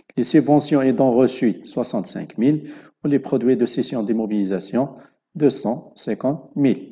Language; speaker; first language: French; non-native, local second language; Arabic